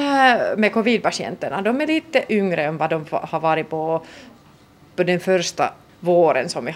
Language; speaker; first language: Swedish; non-native, local second language; Finnish